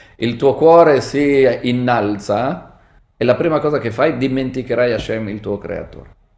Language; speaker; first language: Italian; non-native, fluent; Hebrew